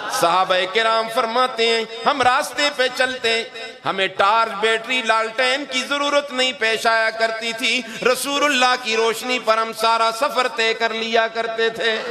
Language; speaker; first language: Urdu; non-native, local second language; Northern Hindko